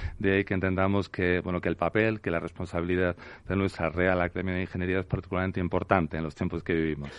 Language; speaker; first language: Spanish; native; Spanish